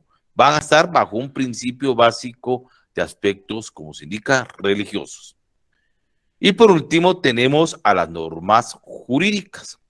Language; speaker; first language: Spanish; native; Spanish